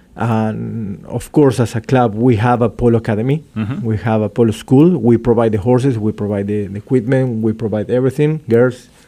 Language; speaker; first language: English; non-native, fluent; Spanish